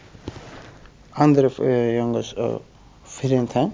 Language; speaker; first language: Dutch; non-native, learner; Turkish